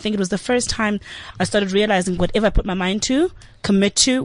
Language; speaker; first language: English; non-native, local second language; Zulu